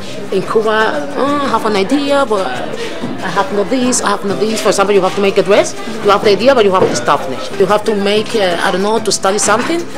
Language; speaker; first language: English; non-native, learner; Spanish